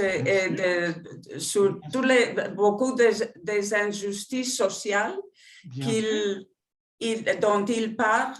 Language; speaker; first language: French; non-native, fluent; Spanish